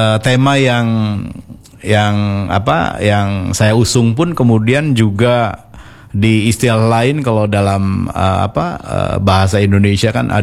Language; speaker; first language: Indonesian; non-native, local second language; Javanese